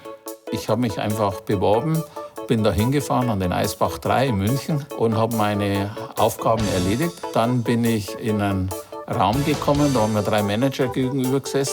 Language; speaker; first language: German; native; German